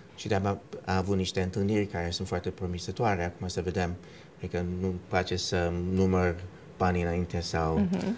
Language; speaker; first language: Romanian; early bilingual, heritage; Romanian